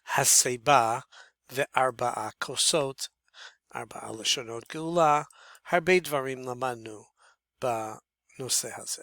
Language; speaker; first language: Hebrew; non-native, fluent; English